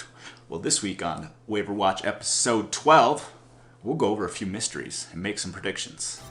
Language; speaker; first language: English; native; English